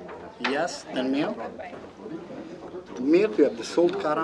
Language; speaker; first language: English; non-native, fluent; Italian